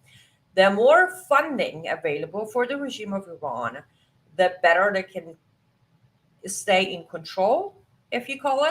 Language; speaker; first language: English; non-native, fluent; Persian